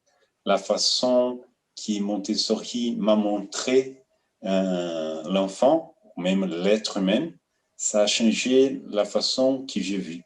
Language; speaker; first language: French; non-native, fluent; Portuguese